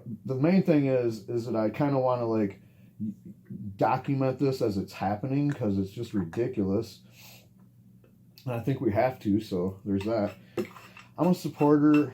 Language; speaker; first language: English; native; English